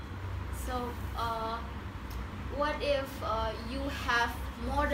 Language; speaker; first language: English; non-native, fluent; Indonesian